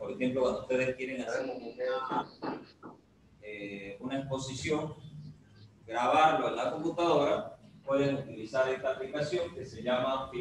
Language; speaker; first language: Spanish; native; Spanish